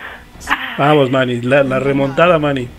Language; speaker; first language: Spanish; native; Spanish